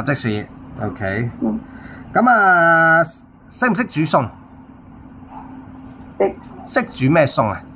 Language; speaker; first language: Cantonese; native; Cantonese